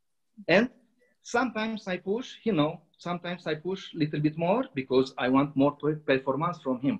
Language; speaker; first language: English; non-native, learner; Romanian